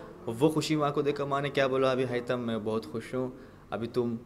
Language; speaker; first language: Hindi; non-native, fluent; Arabic